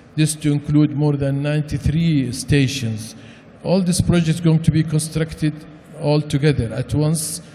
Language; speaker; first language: English; non-native, fluent; Arabic